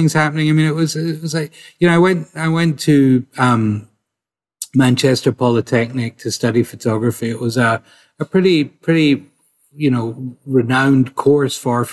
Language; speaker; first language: English; native; English